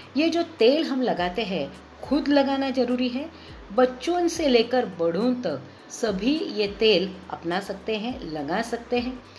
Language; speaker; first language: Hindi; non-native, local second language; Marathi